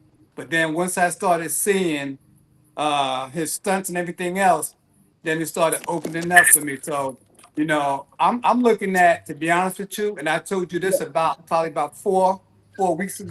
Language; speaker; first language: English; native; English